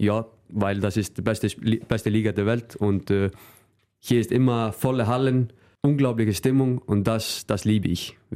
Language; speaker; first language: German; non-native, fluent; Icelandic